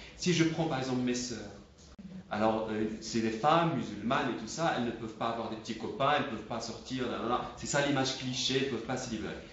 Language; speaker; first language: French; non-native, local second language; Arabic